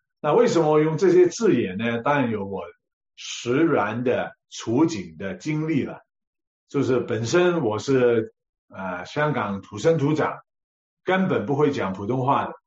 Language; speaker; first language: Chinese; non-native, local second language; Cantonese